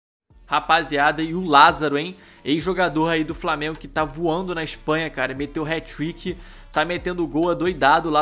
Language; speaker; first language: Portuguese; native; Portuguese